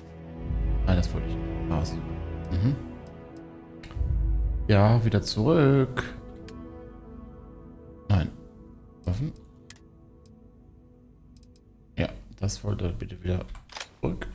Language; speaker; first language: German; native; German